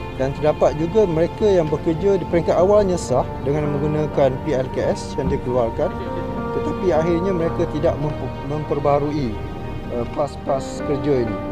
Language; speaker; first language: Malay; native; Malay